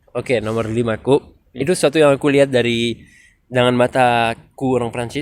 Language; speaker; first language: Indonesian; non-native, fluent; French